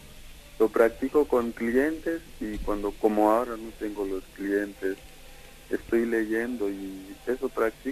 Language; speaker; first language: Spanish; non-native, fluent; Kikuyu